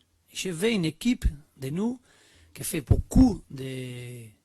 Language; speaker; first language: French; non-native, learner; Spanish